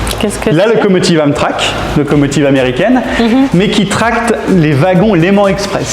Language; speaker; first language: French; native; French